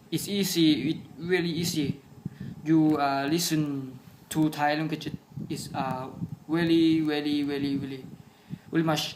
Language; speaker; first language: English; non-native, learner; Thai